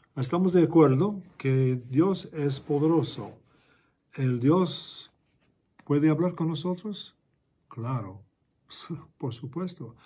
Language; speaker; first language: Spanish; non-native, fluent; English